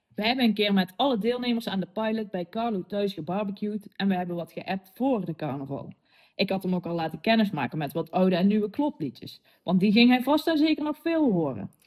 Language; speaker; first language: Dutch; native; Dutch